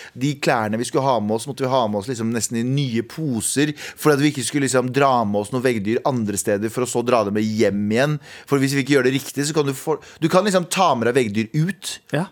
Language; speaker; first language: Norwegian; early bilingual, other home language; Kurdish